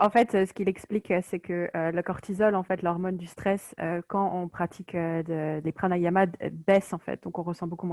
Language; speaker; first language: French; native; French